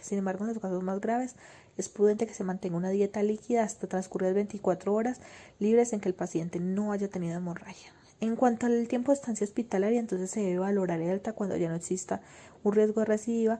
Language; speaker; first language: Spanish; native; Spanish